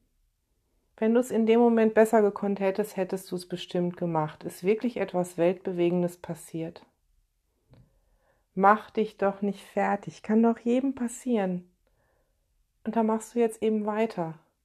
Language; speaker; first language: German; native; German